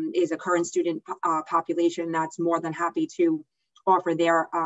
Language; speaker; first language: English; native; English